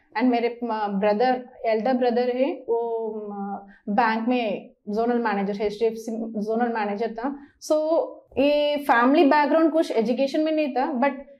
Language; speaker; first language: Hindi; non-native, local second language; Malayalam